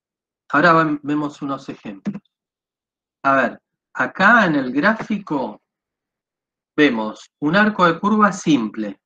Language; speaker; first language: Spanish; native; Spanish